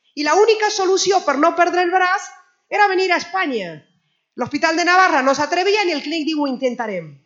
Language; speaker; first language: Catalan; non-native, fluent; Spanish